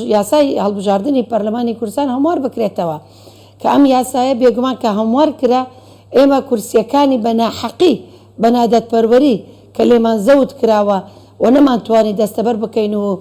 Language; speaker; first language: Central Kurdish; non-native, local second language; Azerbaijani